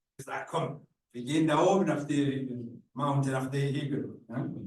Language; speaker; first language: German; non-native, learner; Rundi